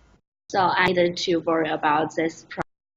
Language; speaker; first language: English; non-native, learner; Chinese